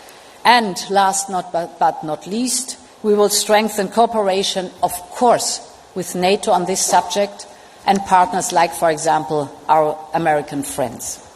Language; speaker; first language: English; non-native, fluent; German